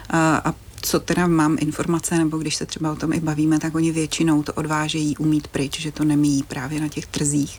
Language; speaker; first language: Czech; native; Czech